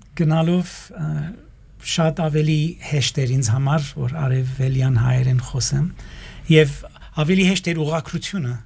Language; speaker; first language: Armenian; early bilingual, heritage; Armenian